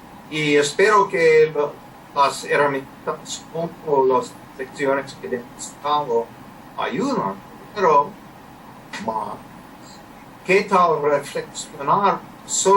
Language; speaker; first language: Spanish; non-native, learner; English